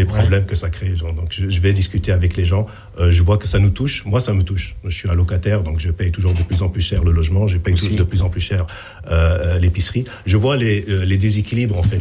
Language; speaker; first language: French; non-native, local second language; Arabic